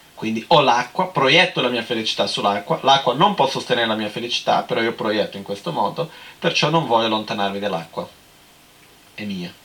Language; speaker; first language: Italian; non-native, fluent; Portuguese